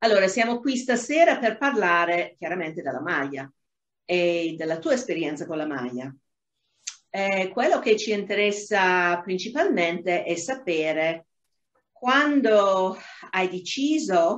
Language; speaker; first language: Italian; non-native, fluent; English